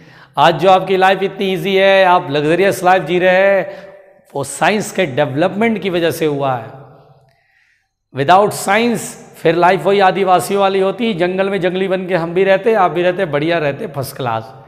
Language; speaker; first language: Hindi; native; Hindi